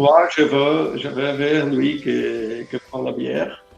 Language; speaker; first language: French; non-native, learner; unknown